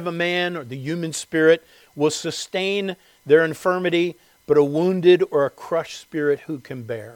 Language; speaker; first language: English; native; English